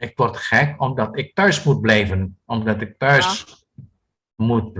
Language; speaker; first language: Dutch; non-native, fluent; Indonesian